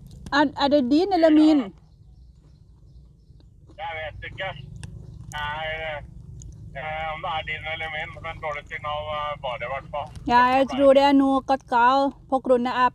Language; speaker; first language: Norwegian; non-native, learner; Thai